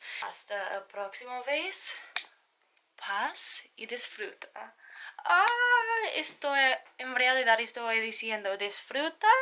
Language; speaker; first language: Spanish; non-native, learner; English